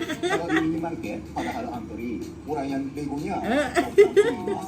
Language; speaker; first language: Indonesian; non-native, learner; Japanese